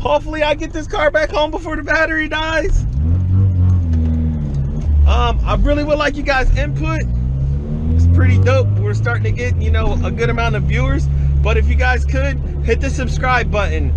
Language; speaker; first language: English; native; English